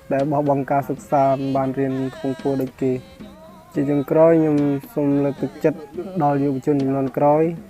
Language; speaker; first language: Khmer; non-native, local second language; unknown